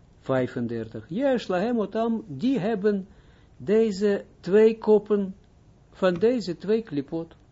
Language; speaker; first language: Dutch; non-native, fluent; Hebrew